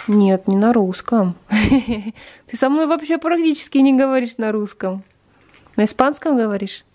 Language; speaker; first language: Russian; native; Russian